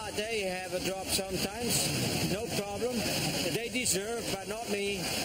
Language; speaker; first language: English; non-native, fluent; German